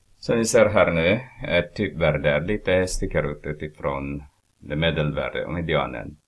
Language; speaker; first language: Swedish; non-native, fluent; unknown